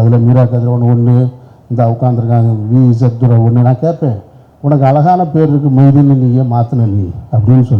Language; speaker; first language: Tamil; native; Tamil